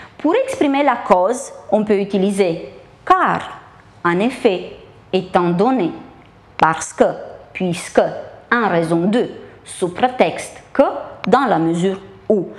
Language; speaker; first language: French; non-native, fluent; Romanian